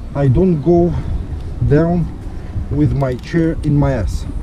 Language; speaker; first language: English; non-native, fluent; Romanian